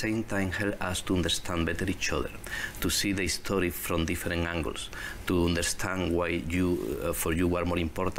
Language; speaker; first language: English; non-native, learner; Spanish